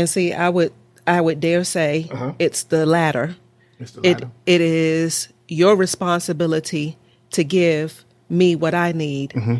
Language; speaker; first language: English; native; English